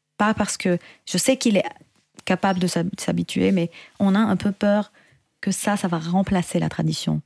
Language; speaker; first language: French; non-native, fluent; Arabic